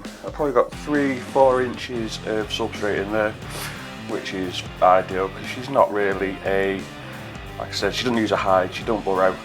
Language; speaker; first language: English; native; English